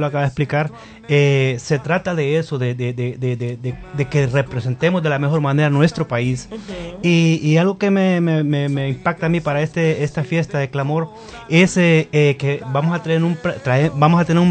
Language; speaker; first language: Spanish; native; Spanish